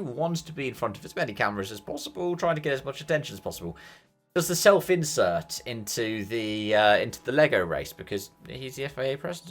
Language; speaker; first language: English; native; English